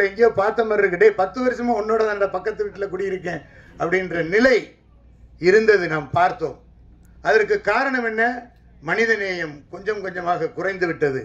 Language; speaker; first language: Tamil; native; Tamil